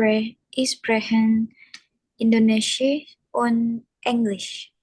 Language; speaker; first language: German; non-native, learner; Indonesian